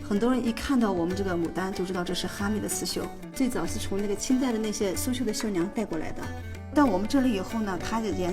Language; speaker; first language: Chinese; native; Chinese